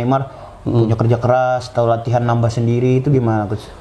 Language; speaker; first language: Indonesian; native; Indonesian